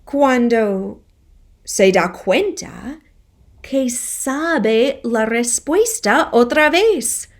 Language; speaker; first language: Spanish; non-native, fluent; English